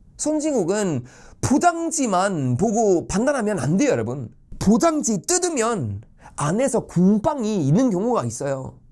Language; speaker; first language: Korean; non-native, fluent; Swedish